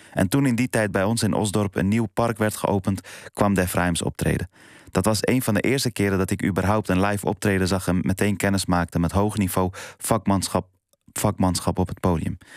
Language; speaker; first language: Dutch; early bilingual, other home language; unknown